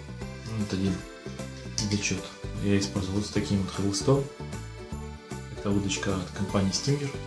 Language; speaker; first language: Russian; native; Russian